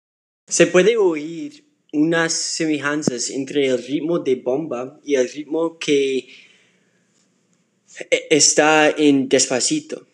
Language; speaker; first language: Spanish; non-native, learner; English